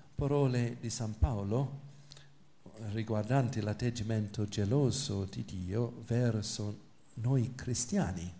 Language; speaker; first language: Italian; non-native, fluent; English